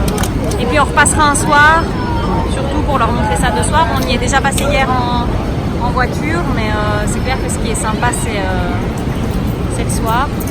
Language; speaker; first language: French; native; French